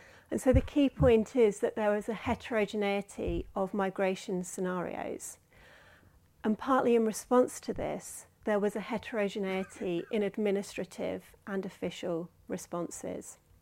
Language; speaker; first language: English; native; English